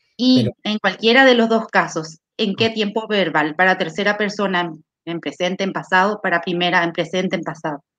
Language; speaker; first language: Spanish; native; Spanish